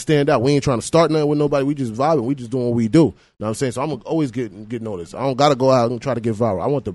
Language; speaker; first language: English; native; English